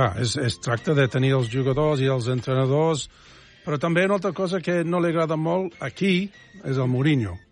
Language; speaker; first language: Catalan; non-native, fluent; English